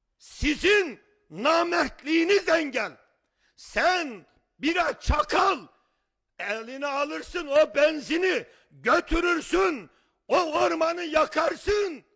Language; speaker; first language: Turkish; native; Turkish